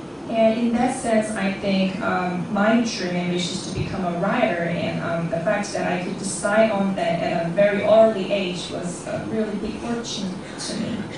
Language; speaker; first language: English; non-native, fluent; Korean